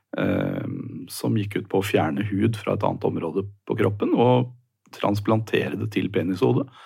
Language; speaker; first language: Norwegian; native; Norwegian